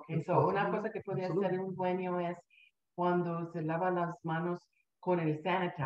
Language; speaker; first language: Spanish; early bilingual, heritage; Spanish